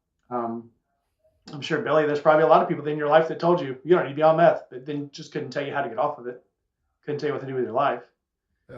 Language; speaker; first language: English; native; English